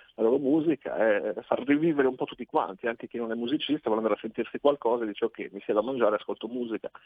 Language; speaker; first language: Italian; native; Italian